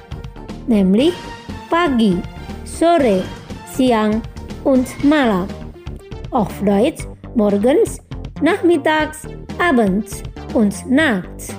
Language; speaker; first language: German; non-native, fluent; Indonesian